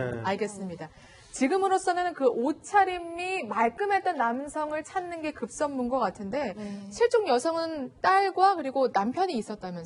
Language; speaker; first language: Korean; native; Korean